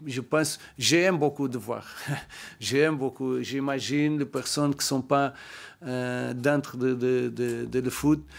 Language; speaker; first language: French; non-native, learner; Portuguese